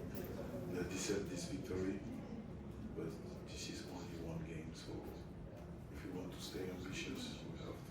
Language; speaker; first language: English; non-native, fluent; French